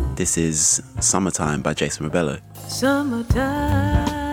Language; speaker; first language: English; native; English